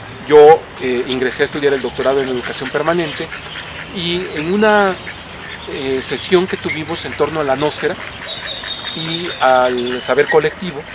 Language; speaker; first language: Spanish; native; Spanish